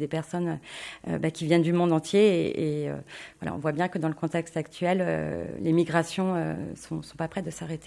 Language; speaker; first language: French; native; French